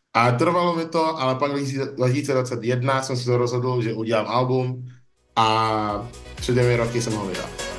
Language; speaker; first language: Czech; early bilingual, other home language; English